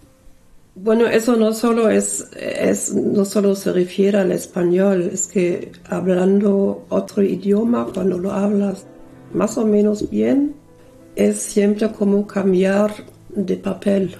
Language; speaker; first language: Spanish; early bilingual, other home language; German